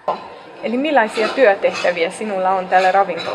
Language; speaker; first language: Finnish; native; Finnish